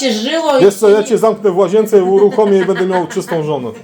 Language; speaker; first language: Polish; native; Polish